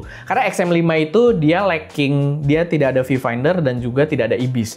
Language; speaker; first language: Indonesian; native; Indonesian